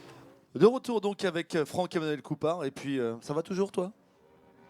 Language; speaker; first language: French; native; French